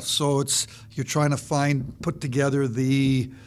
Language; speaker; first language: English; native; English